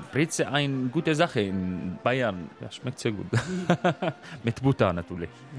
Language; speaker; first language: German; non-native, learner; Arabic